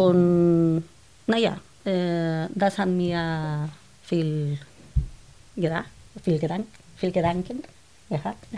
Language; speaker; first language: German; non-native, learner; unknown